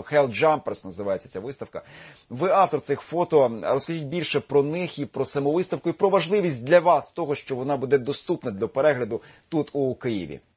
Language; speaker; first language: Ukrainian; native; Ukrainian